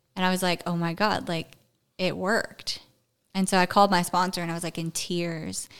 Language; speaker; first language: English; native; English